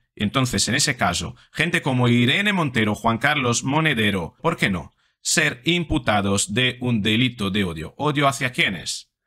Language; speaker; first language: Spanish; non-native, fluent; Italian